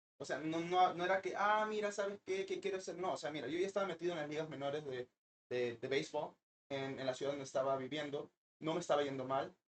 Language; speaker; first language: Spanish; early bilingual, heritage; Spanish